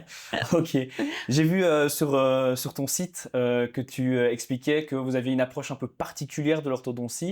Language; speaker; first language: French; native; French